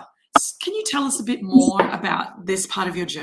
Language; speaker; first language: English; native; English